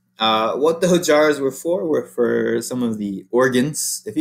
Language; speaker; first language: English; native; English